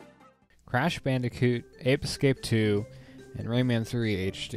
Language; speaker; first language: English; native; English